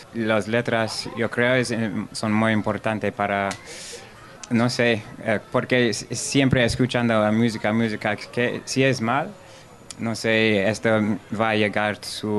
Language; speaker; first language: Spanish; non-native, learner; English